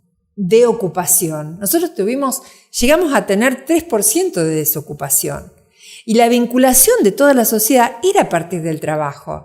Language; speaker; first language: Spanish; native; Spanish